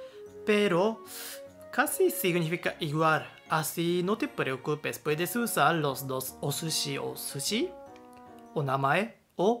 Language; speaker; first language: Spanish; non-native, learner; Japanese